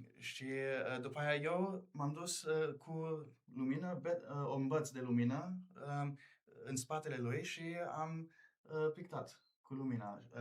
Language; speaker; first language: Romanian; early bilingual, heritage; Romanian